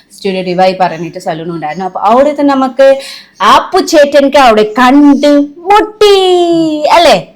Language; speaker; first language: Malayalam; non-native, fluent; Nepali